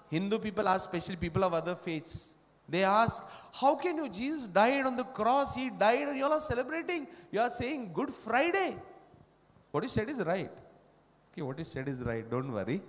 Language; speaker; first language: English; non-native, local second language; Marathi